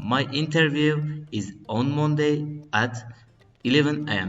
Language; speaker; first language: English; non-native, learner; Turkish